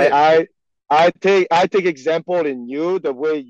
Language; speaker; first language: English; non-native, fluent; French